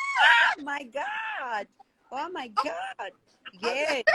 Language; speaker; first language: English; non-native, learner; Hindi